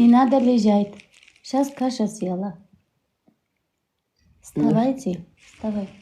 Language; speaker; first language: Russian; non-native, learner; Uzbek